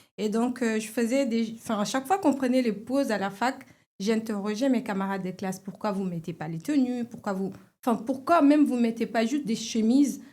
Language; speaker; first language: French; non-native, local second language; Wolof